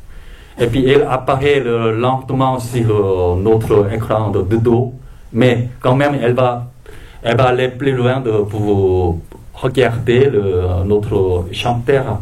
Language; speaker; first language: French; non-native, fluent; Korean